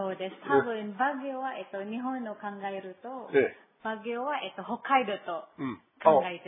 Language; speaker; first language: Japanese; non-native, learner; Filipino